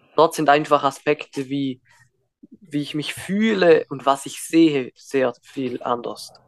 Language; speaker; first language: German; native; German